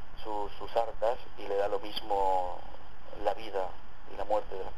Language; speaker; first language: Spanish; native; Spanish